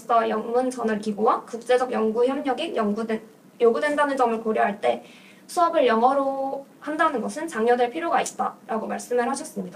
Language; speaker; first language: Korean; native; Korean